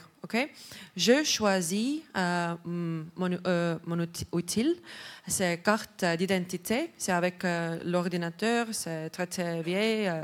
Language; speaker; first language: French; non-native, learner; Estonian